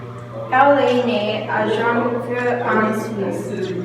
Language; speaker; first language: French; non-native, learner; English